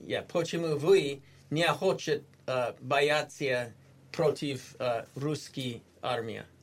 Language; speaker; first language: Russian; non-native, learner; English